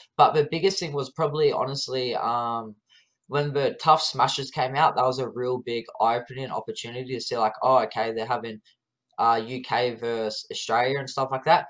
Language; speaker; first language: English; native; English